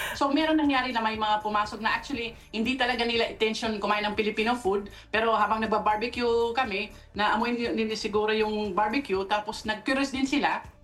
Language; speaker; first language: Filipino; native; Filipino